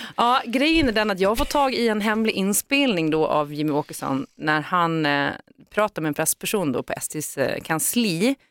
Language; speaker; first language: Swedish; native; Swedish